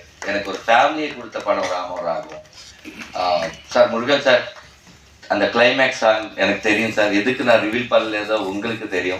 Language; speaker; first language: Tamil; non-native, learner; Telugu